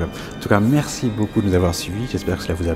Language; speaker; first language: French; native; French